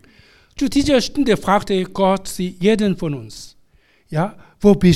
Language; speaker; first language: German; non-native, fluent; Korean